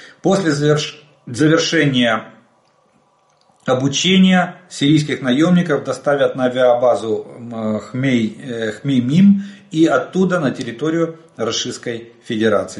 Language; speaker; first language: Russian; native; Russian